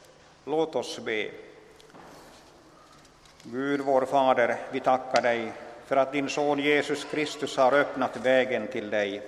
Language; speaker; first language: Swedish; non-native, local second language; Finnish